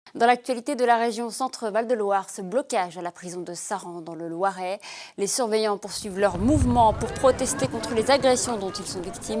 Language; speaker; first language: French; native; French